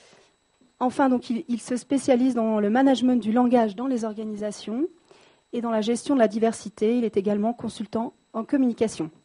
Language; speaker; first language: French; native; French